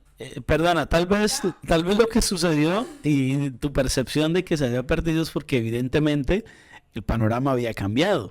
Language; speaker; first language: Spanish; native; Spanish